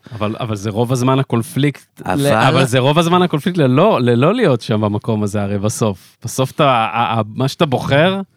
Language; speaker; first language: Hebrew; native; Hebrew